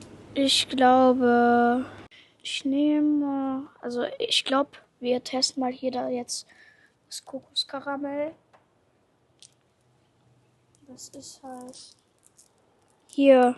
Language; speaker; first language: German; native; German